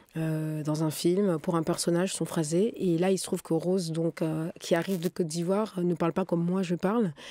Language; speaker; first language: French; native; French